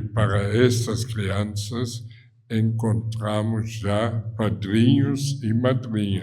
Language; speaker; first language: Portuguese; non-native, fluent; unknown